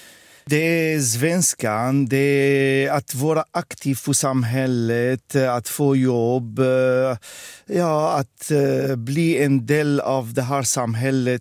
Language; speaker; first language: Swedish; non-native, fluent; Arabic